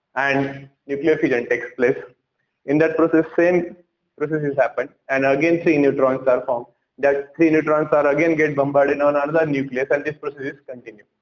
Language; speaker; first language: English; non-native, local second language; Marathi